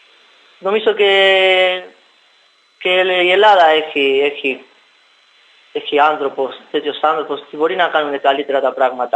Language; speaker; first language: Greek; non-native, learner; Spanish